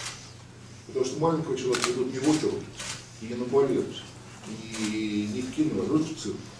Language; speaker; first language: Russian; native; Russian